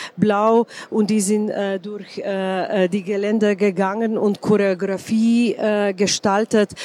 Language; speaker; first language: German; non-native, fluent; Slovenian